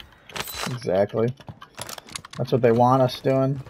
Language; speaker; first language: English; native; English